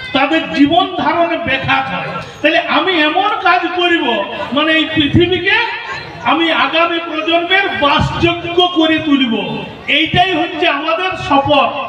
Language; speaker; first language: Bangla; native; Bangla